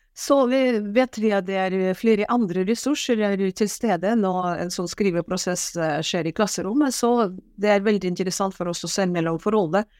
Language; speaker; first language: Norwegian; non-native, fluent; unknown